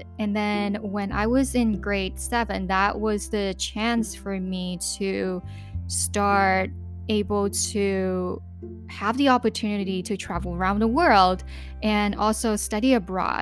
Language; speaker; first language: English; non-native, local second language; Cantonese